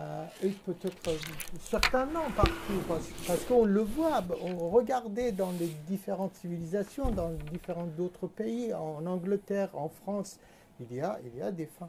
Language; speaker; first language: French; non-native, fluent; Persian